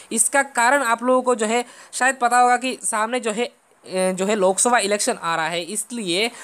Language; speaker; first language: Hindi; non-native, local second language; Bangla